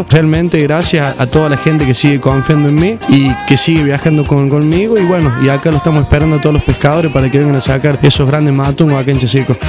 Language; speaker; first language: Spanish; native; Spanish